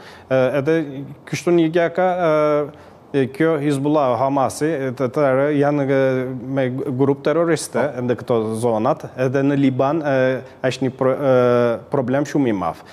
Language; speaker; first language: Albanian; early bilingual, heritage; Albanian